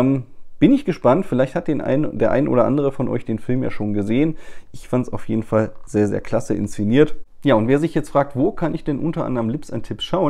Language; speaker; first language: German; native; German